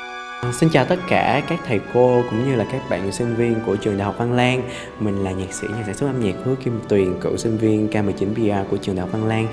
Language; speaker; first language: Vietnamese; native; Vietnamese